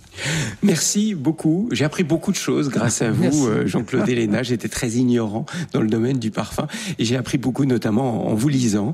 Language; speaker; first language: French; native; French